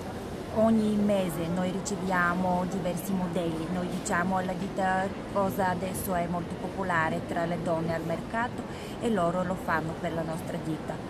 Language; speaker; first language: Italian; non-native, fluent; Bulgarian